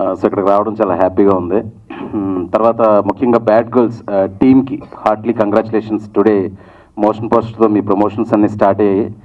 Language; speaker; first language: Telugu; native; Telugu